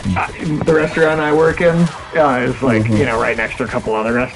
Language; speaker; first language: English; native; English